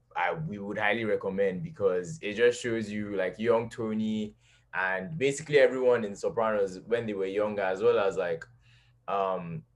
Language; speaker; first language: English; non-native, local second language; Yoruba